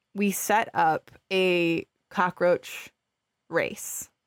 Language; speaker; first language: English; native; English